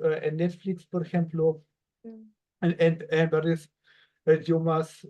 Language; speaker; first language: Spanish; non-native, learner; German